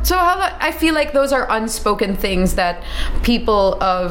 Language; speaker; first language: English; native; English